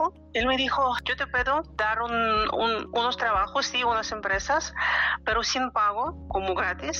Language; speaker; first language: Spanish; non-native, fluent; Ukrainian